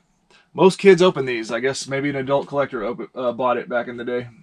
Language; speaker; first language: English; native; English